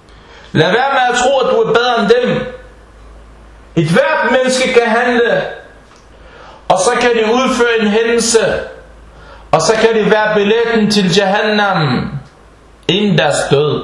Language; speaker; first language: Danish; early bilingual, other home language; Arabic